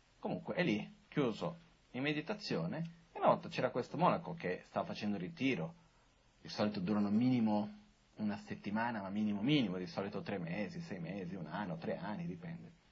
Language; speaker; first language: Italian; non-native, fluent; Portuguese